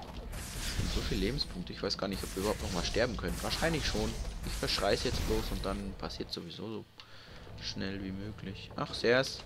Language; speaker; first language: German; native; German